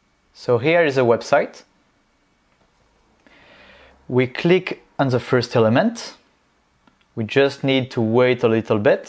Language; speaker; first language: English; non-native, fluent; French